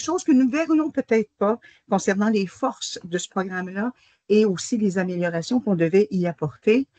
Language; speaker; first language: French; native; French